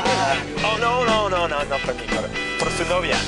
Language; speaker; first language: Spanish; non-native, learner; English